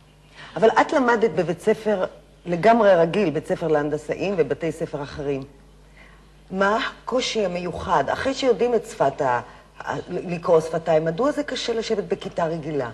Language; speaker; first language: Hebrew; native; Hebrew